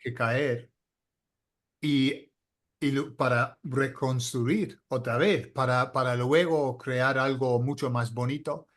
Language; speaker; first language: Spanish; non-native, fluent; English